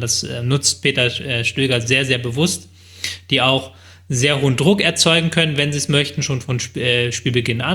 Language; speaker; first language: German; native; German